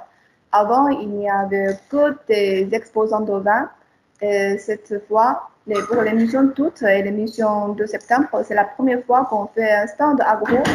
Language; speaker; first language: French; non-native, fluent; Chinese